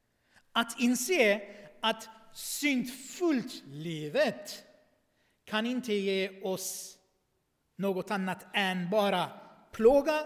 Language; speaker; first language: Swedish; non-native, fluent; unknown